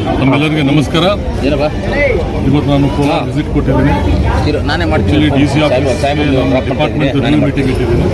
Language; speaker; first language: Kannada; non-native, local second language; Urdu